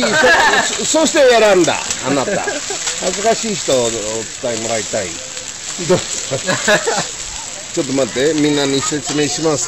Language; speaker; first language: Japanese; non-native, fluent; English